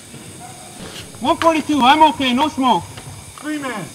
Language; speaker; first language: English; native; English